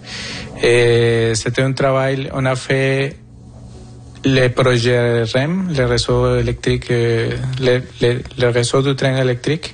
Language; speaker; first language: French; non-native, fluent; Spanish